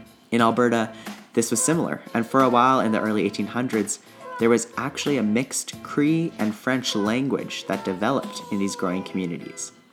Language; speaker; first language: English; native; English